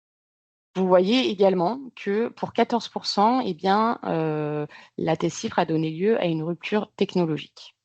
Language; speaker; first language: French; native; French